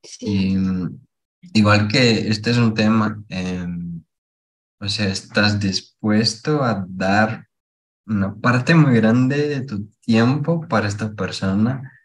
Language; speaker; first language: Spanish; non-native, fluent; Portuguese